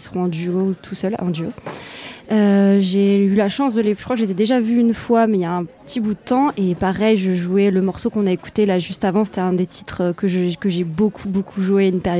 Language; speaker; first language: French; native; French